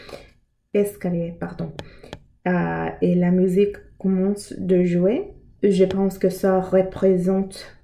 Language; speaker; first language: French; non-native, learner; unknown